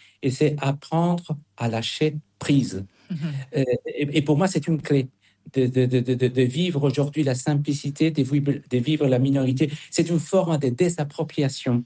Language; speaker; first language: French; non-native, fluent; Spanish